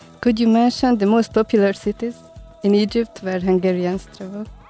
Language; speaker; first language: English; non-native, fluent; Hungarian